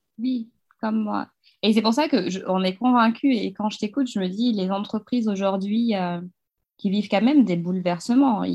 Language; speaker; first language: French; non-native, local second language; Fula